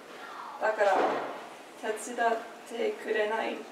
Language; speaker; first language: Japanese; non-native, learner; English